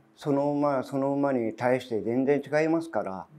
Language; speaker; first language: Japanese; native; Japanese